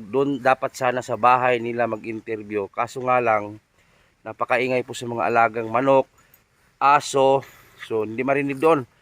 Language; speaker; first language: Filipino; non-native, local second language; Cebuano